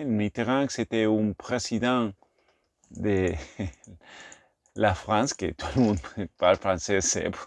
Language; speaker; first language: French; non-native, learner; Spanish